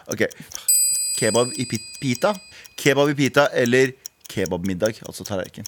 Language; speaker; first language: Norwegian; early bilingual, other home language; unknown